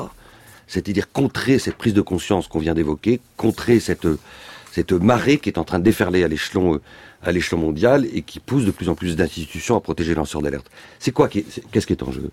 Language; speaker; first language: French; native; French